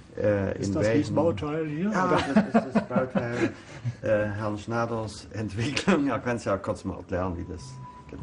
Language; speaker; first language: German; native; German